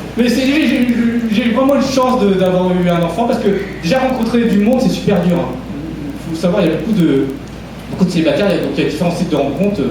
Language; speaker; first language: French; early bilingual, other home language; Vietnamese